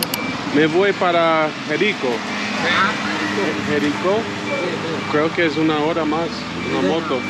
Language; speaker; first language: Spanish; non-native, learner; English